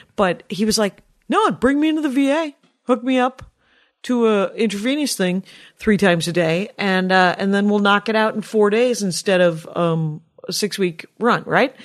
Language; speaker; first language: English; native; English